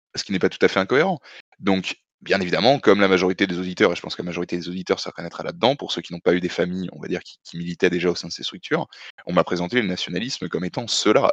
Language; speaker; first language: French; native; French